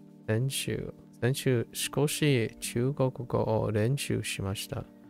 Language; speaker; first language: Japanese; non-native, learner; English